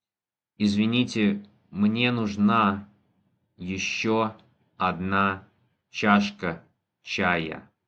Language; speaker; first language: Russian; non-native, fluent; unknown